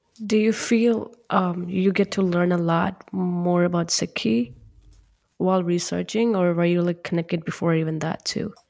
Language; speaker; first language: English; non-native, local second language; Punjabi